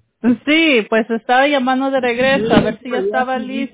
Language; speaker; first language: Spanish; early bilingual, heritage; Spanish